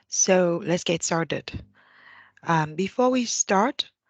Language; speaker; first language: English; non-native, fluent; Vietnamese